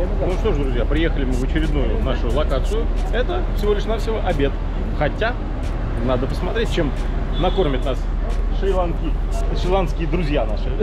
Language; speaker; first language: Russian; native; Russian